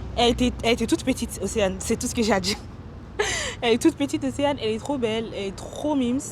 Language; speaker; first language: French; native; French